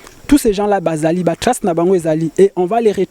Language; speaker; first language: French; non-native, local second language; Lingala